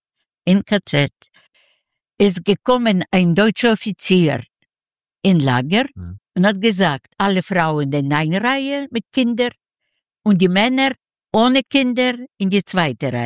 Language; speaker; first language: German; non-native, learner; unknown